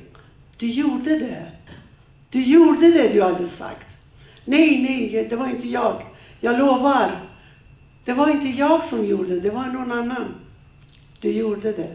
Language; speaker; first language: Swedish; non-native, fluent; Persian